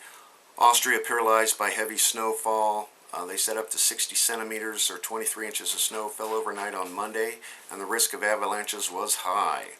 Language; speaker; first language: English; native; English